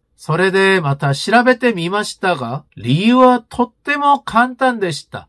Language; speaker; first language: Japanese; non-native, fluent; Korean